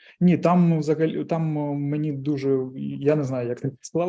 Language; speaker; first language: Ukrainian; non-native, local second language; Russian